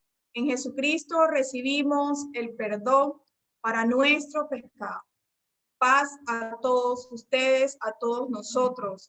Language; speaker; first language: Spanish; native; Spanish